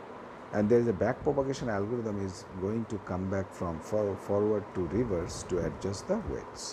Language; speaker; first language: English; non-native, local second language; Bangla